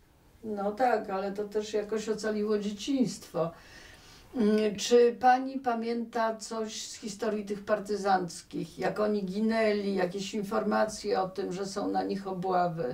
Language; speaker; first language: Polish; native; Polish